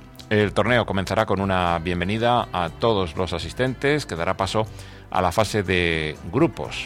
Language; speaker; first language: Spanish; native; Spanish